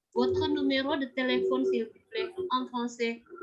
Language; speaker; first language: French; non-native, fluent; Indonesian